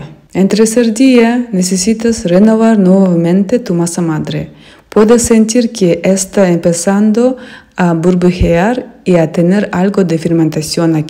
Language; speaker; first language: Spanish; non-native, fluent; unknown